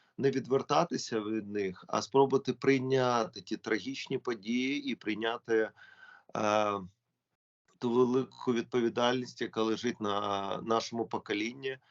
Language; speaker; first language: Ukrainian; non-native, local second language; Russian